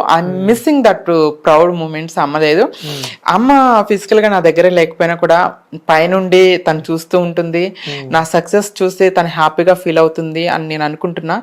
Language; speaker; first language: Telugu; native; Telugu